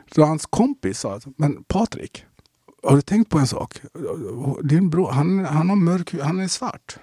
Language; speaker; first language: Swedish; early bilingual, other home language; Gusii